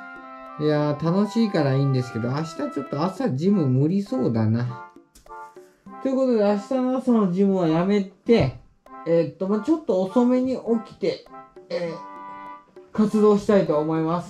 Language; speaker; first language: Japanese; native; Japanese